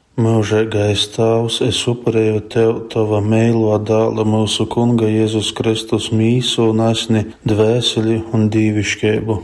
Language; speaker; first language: Latvian; native; Latvian